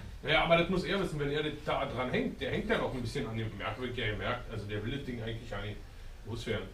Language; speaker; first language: German; native; German